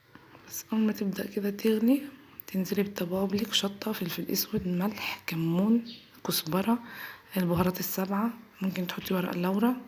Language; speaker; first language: Arabic; native; Arabic